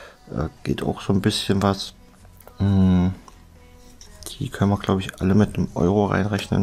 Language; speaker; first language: German; native; German